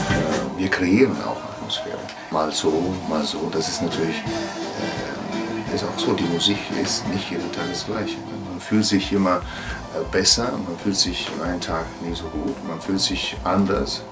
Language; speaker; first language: German; non-native, fluent; Italian